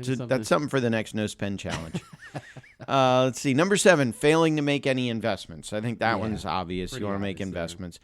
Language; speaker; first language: English; native; English